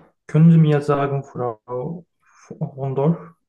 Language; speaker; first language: German; non-native, learner; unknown